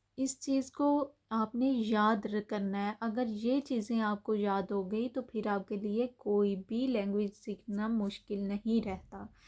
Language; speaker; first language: Urdu; native; Urdu